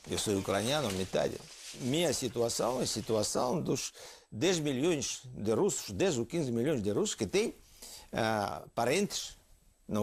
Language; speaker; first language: Portuguese; non-native, fluent; Russian